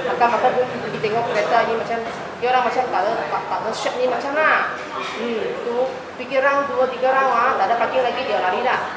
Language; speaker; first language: Malay; non-native, local second language; Chinese